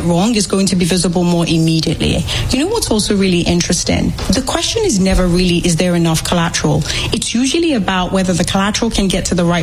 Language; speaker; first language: English; native; English